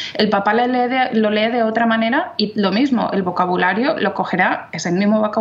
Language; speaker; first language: Spanish; non-native, fluent; English